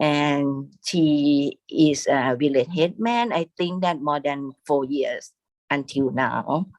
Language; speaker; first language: English; non-native, fluent; Thai